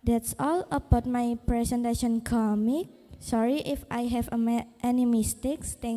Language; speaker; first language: English; non-native, learner; Indonesian